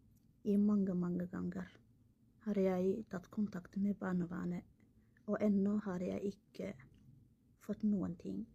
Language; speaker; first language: Norwegian; non-native, learner; Somali